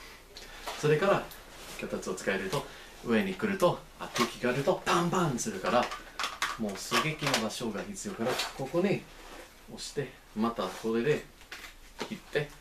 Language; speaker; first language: Japanese; non-native, learner; English